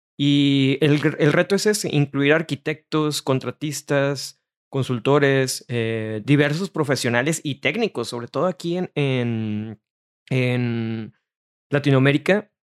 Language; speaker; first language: Spanish; native; Spanish